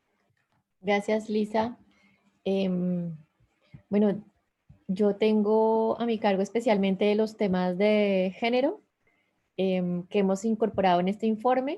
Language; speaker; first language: Spanish; native; Spanish